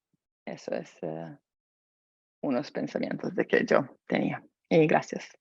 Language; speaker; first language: Spanish; non-native, fluent; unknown